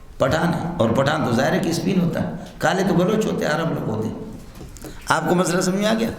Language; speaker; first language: Urdu; non-native, local second language; Brahui